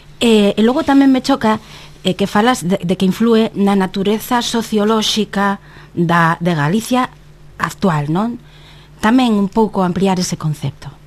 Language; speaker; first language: Galician; early bilingual, heritage; Galician